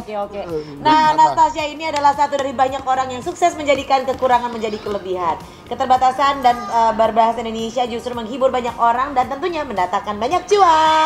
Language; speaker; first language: Indonesian; native; Indonesian